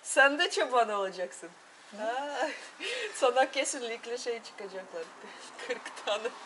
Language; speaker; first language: Turkish; non-native, fluent; Russian